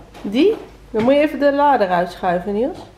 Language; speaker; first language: Dutch; native; Dutch